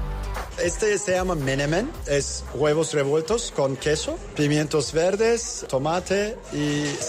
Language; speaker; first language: Spanish; non-native, learner; Turkish